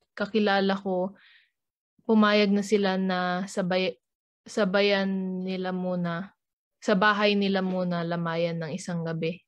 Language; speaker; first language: Filipino; native; Filipino